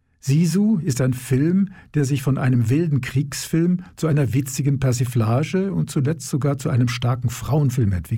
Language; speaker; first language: German; native; German